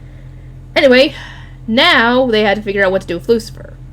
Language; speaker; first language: English; native; English